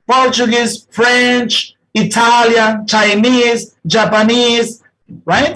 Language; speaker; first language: English; non-native, fluent; Spanish